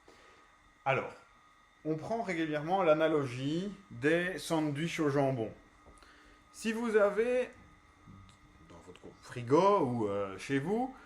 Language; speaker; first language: French; native; French